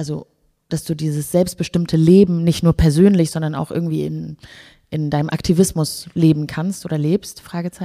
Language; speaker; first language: German; native; German